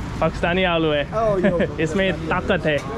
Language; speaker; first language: Hindi; non-native, fluent; English